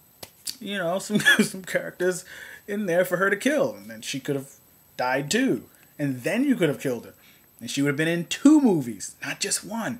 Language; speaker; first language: English; native; English